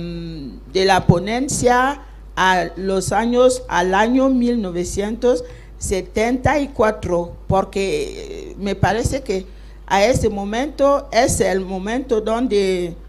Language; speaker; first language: Spanish; non-native, fluent; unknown